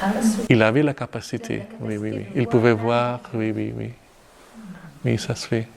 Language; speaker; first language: French; non-native, fluent; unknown